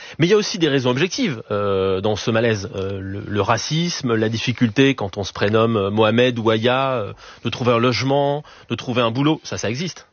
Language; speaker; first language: French; native; French